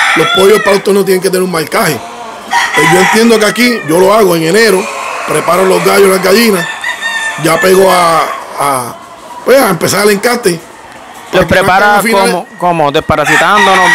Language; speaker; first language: Spanish; native; Spanish